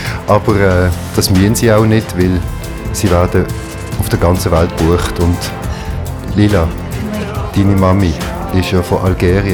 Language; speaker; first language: German; native; German